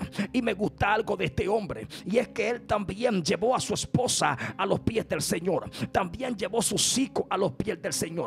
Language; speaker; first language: Spanish; native; Spanish